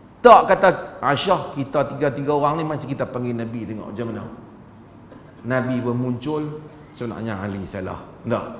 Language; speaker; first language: Malay; native; Malay